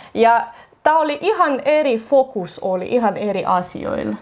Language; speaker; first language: Finnish; non-native, fluent; Russian